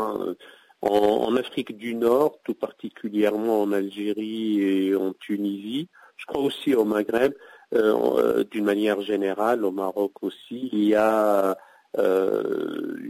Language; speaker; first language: French; non-native, local second language; Arabic